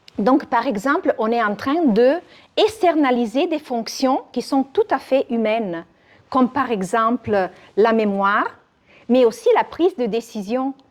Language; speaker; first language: French; non-native, fluent; Italian